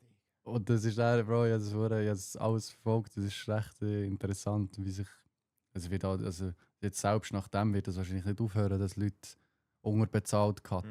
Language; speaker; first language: German; native; German